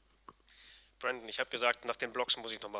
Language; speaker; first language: German; native; German